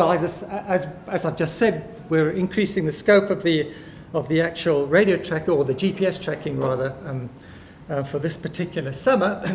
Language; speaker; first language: English; native; English